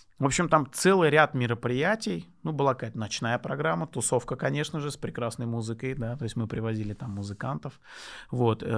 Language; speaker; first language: Russian; non-native, local second language; Lezghian